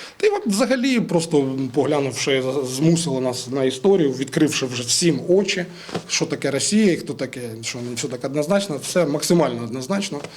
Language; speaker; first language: Ukrainian; non-native, local second language; Russian